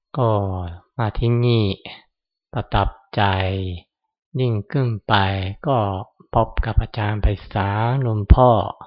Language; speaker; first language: Thai; non-native, fluent; Japanese